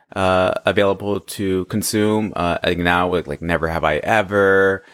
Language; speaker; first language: English; early bilingual, other home language; Hindi